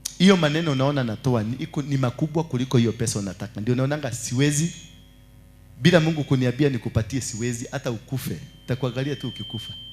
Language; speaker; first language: Swahili; non-native, local second language; Kikuyu